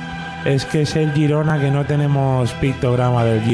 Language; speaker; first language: Spanish; native; Spanish